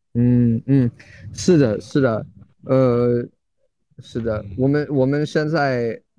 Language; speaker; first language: Chinese; non-native, learner; English